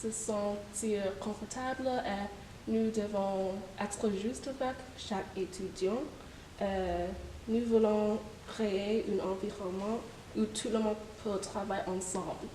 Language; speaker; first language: French; non-native, fluent; English